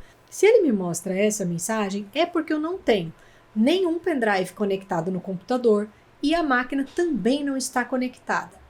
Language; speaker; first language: Portuguese; native; Portuguese